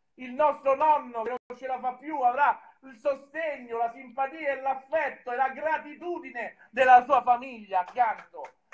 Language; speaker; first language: Italian; native; Italian